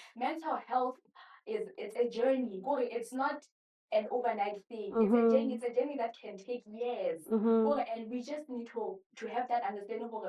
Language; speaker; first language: English; non-native, local second language; Southern Sotho